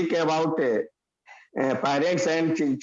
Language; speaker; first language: English; non-native, learner; Hindi